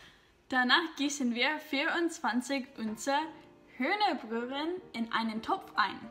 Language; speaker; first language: German; non-native, learner; English